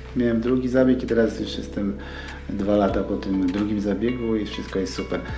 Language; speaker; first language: Polish; native; Polish